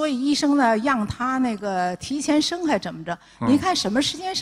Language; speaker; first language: Chinese; native; Chinese